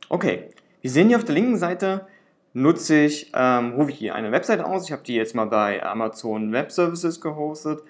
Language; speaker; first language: German; native; German